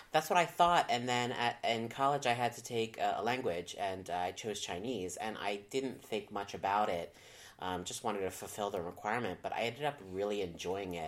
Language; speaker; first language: English; native; English